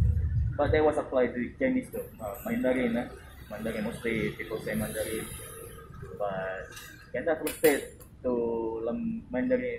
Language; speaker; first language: English; non-native, learner; Indonesian